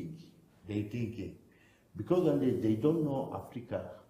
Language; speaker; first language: English; non-native, learner; Turkish